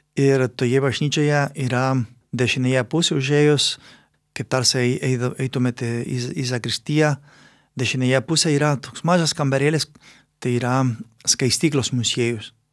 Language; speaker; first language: Lithuanian; non-native, fluent; Spanish